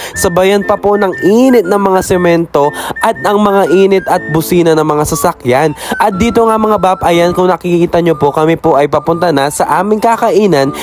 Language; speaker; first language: Filipino; non-native, local second language; Pampanga